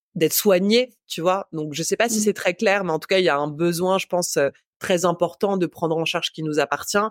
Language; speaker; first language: French; native; French